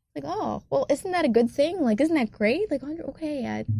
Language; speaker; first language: English; native; English